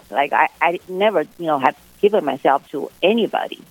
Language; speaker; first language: English; non-native, fluent; Chinese